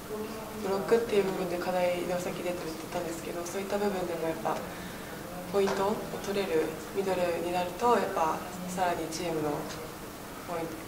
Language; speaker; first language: Japanese; native; Japanese